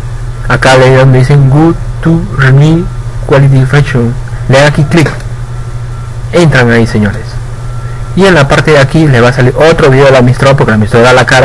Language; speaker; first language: Spanish; native; Spanish